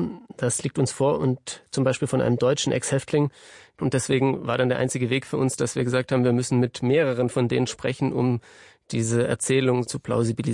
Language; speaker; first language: German; native; German